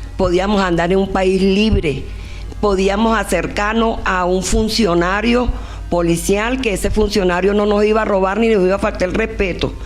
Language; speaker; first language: Spanish; native; Spanish